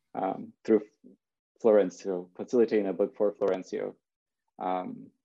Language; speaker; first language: English; early bilingual, other home language; Spanish